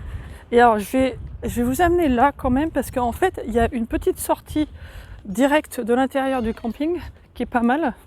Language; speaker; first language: French; native; French